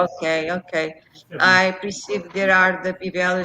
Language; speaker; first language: English; non-native, fluent; Portuguese